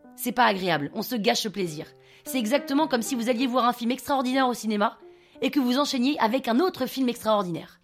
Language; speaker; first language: French; non-native, fluent; English